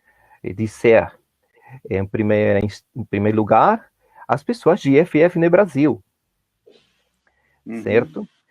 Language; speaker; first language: Portuguese; non-native, fluent; Spanish